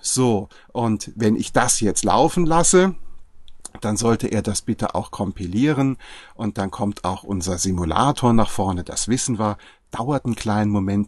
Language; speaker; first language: German; native; German